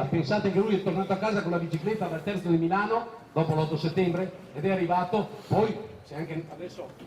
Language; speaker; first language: Italian; native; Italian